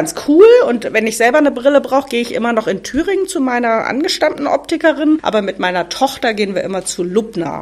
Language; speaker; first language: German; native; German